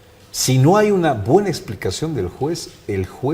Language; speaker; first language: Spanish; native; Spanish